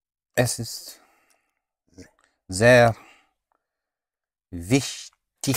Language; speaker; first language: German; non-native, learner; English